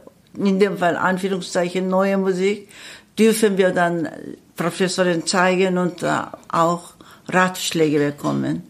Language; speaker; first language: German; non-native, learner; Korean